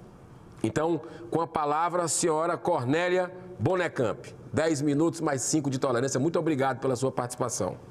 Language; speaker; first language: Portuguese; native; Portuguese